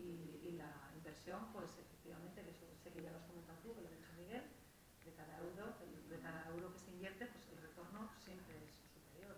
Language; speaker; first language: Spanish; native; Spanish